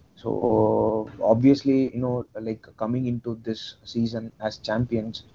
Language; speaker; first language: English; non-native, local second language; Tamil